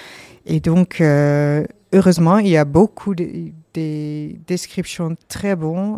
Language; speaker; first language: French; non-native, learner; Dutch